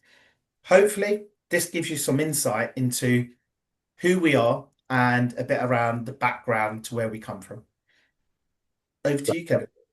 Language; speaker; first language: English; native; English